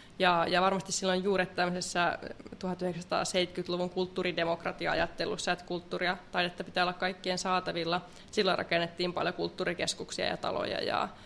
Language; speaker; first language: Finnish; native; Finnish